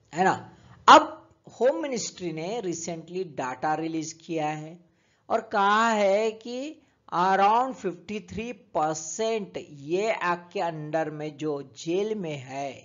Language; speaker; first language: Hindi; native; Hindi